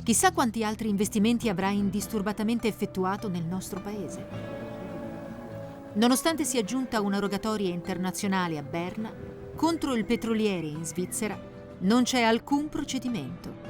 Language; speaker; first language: Italian; native; Italian